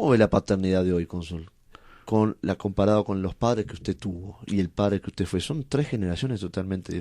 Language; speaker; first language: Spanish; native; Spanish